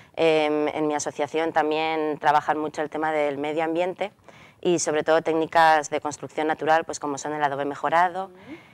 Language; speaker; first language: Spanish; native; Spanish